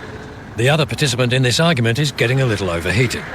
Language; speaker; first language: English; native; English